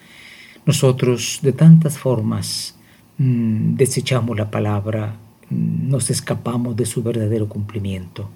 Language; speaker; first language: Spanish; native; Spanish